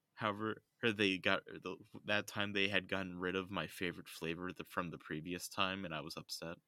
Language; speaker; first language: English; native; English